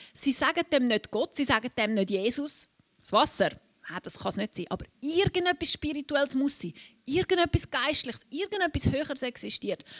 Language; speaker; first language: German; native; German